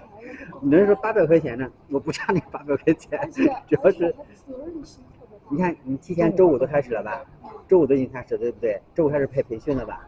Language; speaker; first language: Chinese; native; Chinese